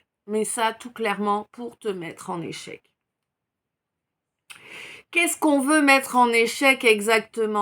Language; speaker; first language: French; native; French